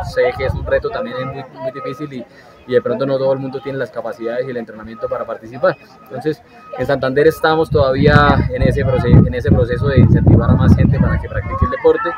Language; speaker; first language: Spanish; native; Spanish